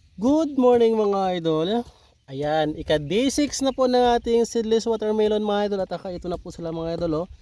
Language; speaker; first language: Filipino; non-native, local second language; Hiligaynon